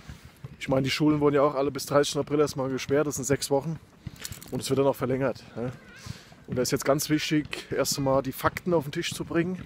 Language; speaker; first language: German; native; German